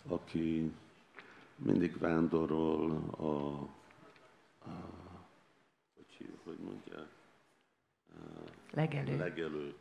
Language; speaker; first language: Hungarian; non-native, learner; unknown